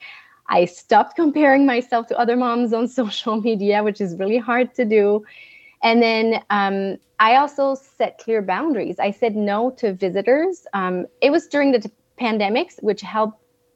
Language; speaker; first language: English; non-native, fluent; French